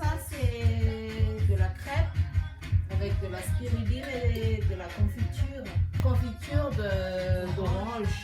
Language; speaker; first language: French; non-native, local second language; Malagasy